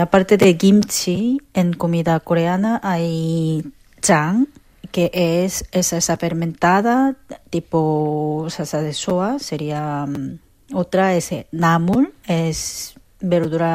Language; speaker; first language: Spanish; non-native, fluent; Korean